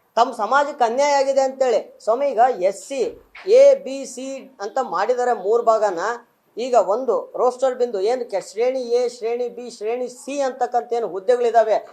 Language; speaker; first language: Kannada; non-native, local second language; Lambadi